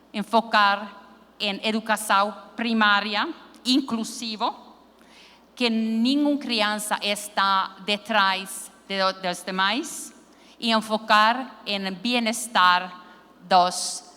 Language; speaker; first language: Portuguese; non-native, learner; Finnish